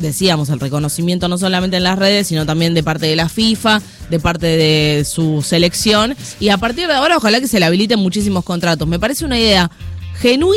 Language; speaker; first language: Spanish; native; Spanish